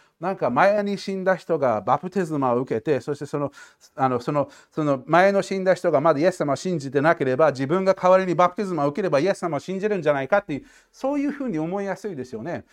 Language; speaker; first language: Japanese; non-native, fluent; English